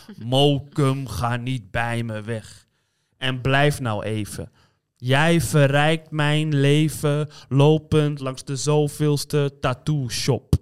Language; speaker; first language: Dutch; native; Dutch